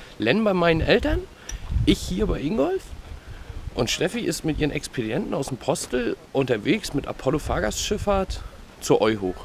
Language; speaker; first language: German; native; German